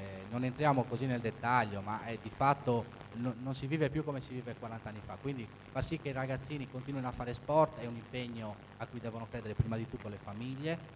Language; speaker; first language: Italian; native; Italian